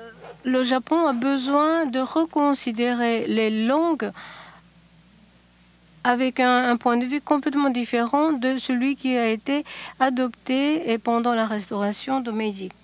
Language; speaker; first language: French; non-native, fluent; Japanese